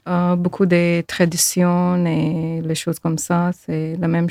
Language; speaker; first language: French; non-native, fluent; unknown